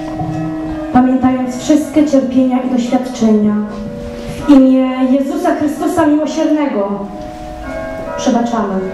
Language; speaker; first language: Polish; native; Polish